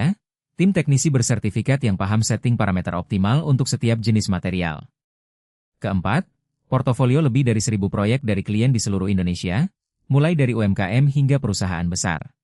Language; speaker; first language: Indonesian; native; Indonesian